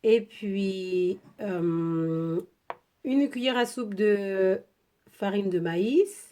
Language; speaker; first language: French; non-native, fluent; Indonesian